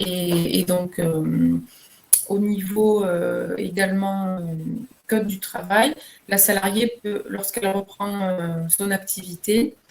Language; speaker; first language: French; native; French